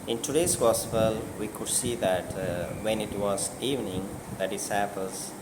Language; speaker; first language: English; non-native, local second language; Tamil